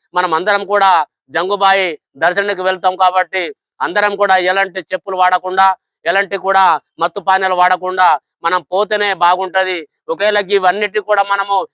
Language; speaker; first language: Telugu; non-native, local second language; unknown